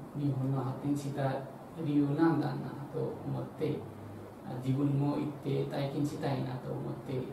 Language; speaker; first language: Japanese; non-native, fluent; Nepali